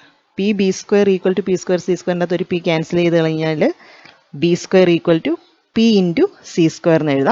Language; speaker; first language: Malayalam; native; Malayalam